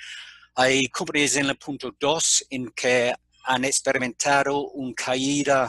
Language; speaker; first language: Spanish; non-native, fluent; English